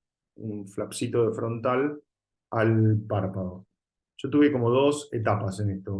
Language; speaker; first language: Spanish; native; Spanish